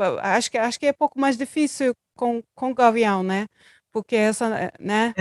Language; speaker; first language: Portuguese; non-native, learner; Turkish